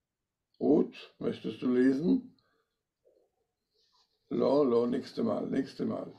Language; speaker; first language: German; non-native, fluent; Hebrew